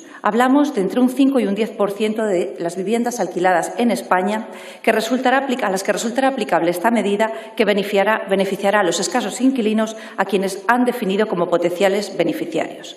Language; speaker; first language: Spanish; native; Spanish